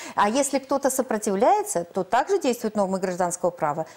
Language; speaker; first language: Russian; native; Russian